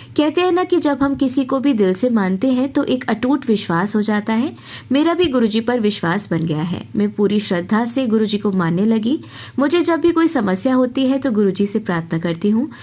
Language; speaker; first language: Hindi; native; Hindi